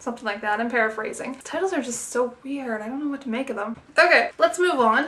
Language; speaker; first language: English; native; English